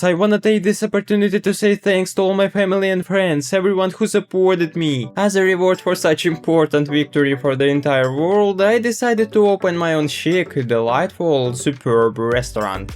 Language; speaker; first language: English; non-native, fluent; Russian